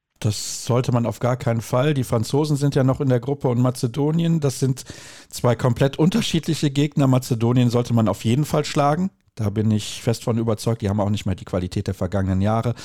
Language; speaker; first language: German; native; German